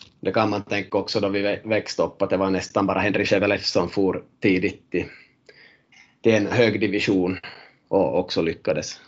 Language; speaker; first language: Swedish; native; Swedish